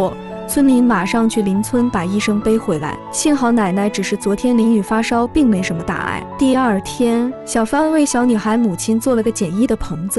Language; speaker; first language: Chinese; native; Chinese